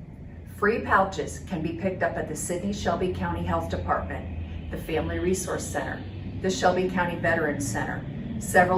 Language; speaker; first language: English; native; English